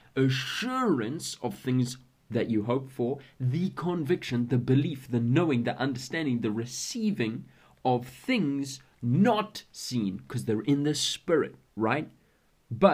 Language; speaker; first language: English; native; English